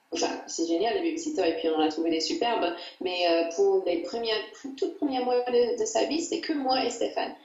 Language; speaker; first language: French; non-native, fluent; English